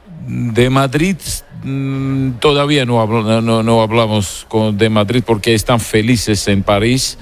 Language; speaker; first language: Spanish; non-native, fluent; Georgian